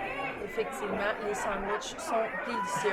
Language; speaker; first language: French; native; French